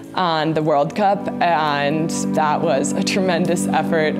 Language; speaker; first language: English; native; English